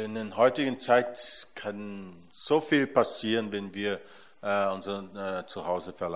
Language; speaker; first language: German; non-native, fluent; Portuguese